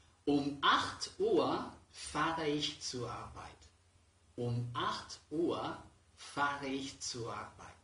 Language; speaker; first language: German; non-native, fluent; Spanish